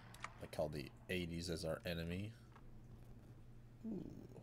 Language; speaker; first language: English; native; English